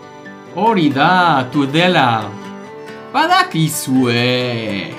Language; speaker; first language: Basque; non-native, learner; English